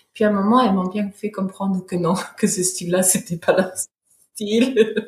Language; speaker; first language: French; non-native, fluent; German